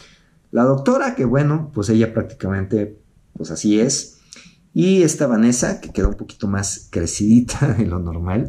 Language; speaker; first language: Spanish; native; Spanish